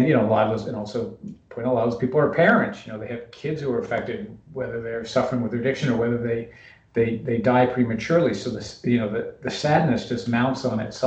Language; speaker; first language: English; native; English